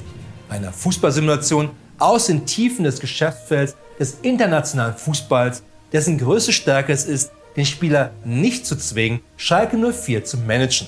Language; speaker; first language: German; native; German